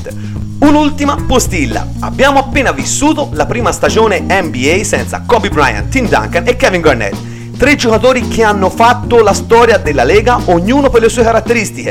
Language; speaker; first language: Italian; native; Italian